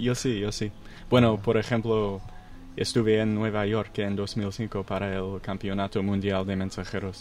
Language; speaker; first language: Spanish; non-native, fluent; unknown